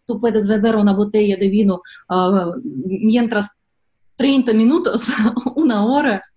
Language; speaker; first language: Spanish; non-native, fluent; Russian